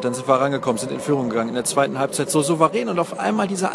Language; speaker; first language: German; native; German